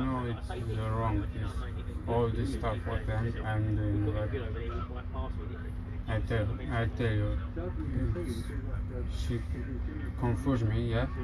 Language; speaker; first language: English; non-native, learner; Romanian